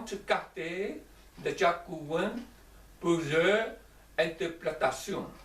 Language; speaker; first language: French; non-native, learner; Chinese